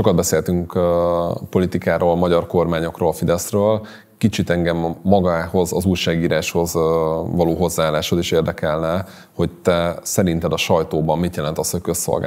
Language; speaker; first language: Hungarian; native; Hungarian